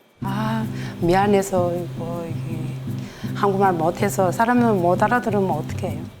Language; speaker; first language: Korean; non-native, learner; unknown